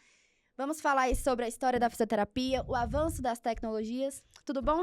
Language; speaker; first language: Portuguese; native; Portuguese